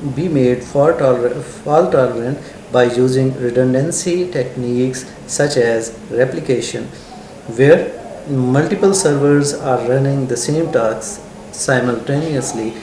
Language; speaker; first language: English; non-native, local second language; Urdu